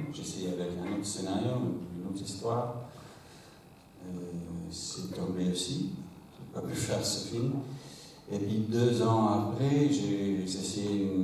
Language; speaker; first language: French; non-native, fluent; English